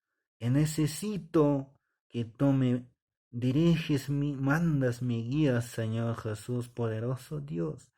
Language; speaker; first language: Spanish; non-native, local second language; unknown